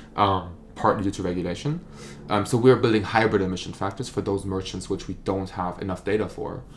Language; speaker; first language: English; non-native, fluent; German